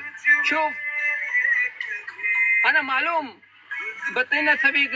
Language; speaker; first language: Arabic; non-native, learner; Urdu